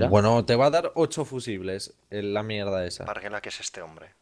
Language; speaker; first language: Spanish; native; Spanish